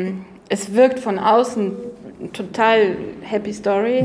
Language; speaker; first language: German; native; German